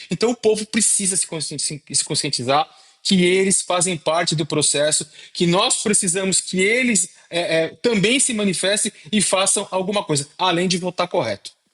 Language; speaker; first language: Portuguese; native; Portuguese